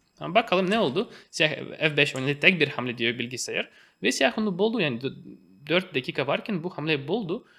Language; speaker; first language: Turkish; non-native, fluent; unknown